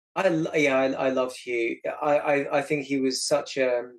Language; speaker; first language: English; native; English